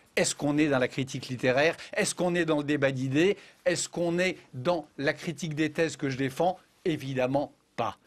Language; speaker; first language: French; native; French